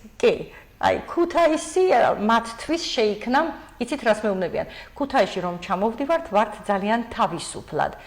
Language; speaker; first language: Georgian; native; Georgian